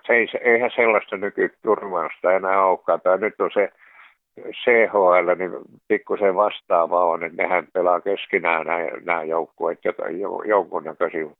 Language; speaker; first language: Finnish; native; Finnish